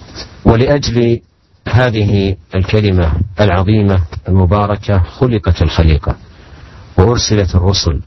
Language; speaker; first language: Arabic; native; Arabic